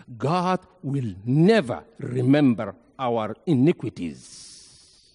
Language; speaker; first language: English; non-native, fluent; Arabic